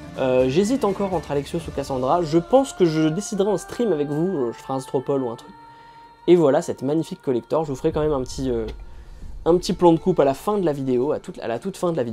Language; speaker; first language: French; native; French